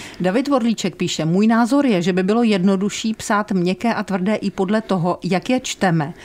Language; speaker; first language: Czech; native; Czech